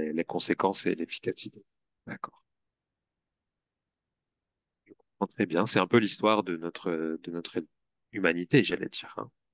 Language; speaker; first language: French; native; French